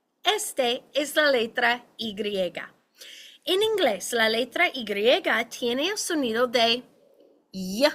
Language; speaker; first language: Spanish; non-native, fluent; English